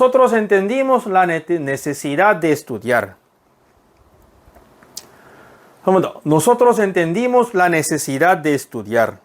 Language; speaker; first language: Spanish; non-native, fluent; Korean